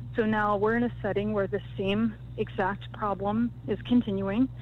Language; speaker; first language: English; native; English